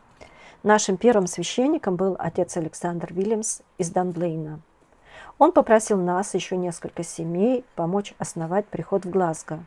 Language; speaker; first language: Russian; native; Russian